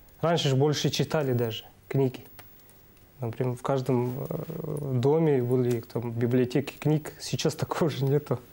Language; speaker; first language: Russian; non-native, local second language; Buriat